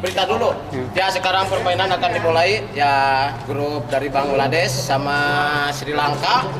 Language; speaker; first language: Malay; non-native, local second language; Javanese